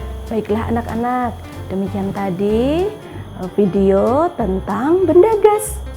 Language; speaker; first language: Indonesian; native; Indonesian